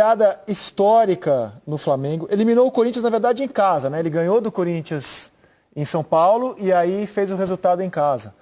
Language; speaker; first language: Portuguese; native; Portuguese